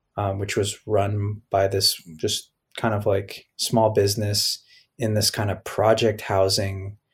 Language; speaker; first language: English; native; English